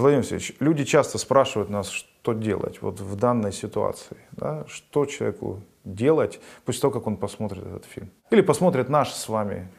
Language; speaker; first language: Russian; native; Russian